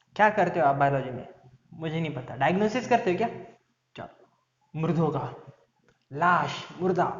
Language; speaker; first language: Hindi; non-native, local second language; Marathi